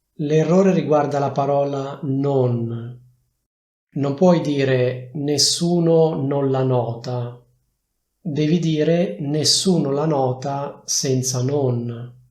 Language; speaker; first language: Italian; native; Italian